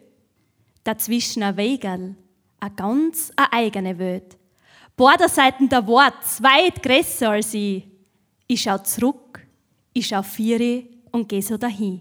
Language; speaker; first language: German; native; German